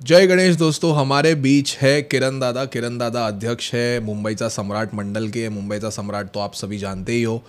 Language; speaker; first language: Hindi; non-native, local second language; Marathi